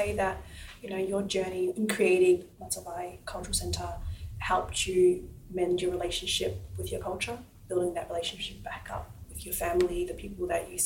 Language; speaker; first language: English; native; English